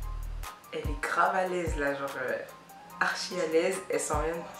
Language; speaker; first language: French; native; French